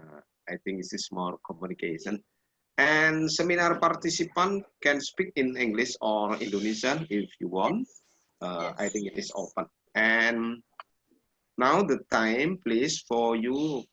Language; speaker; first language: English; non-native, learner; Indonesian